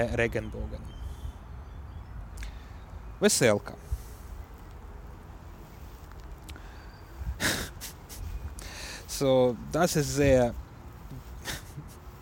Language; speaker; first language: German; non-native, learner; Ukrainian